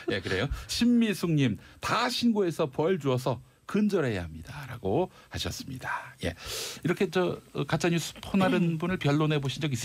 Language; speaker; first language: Korean; native; Korean